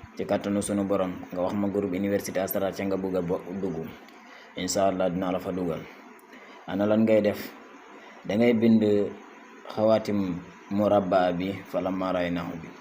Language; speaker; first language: Wolof; non-native, local second language; Fula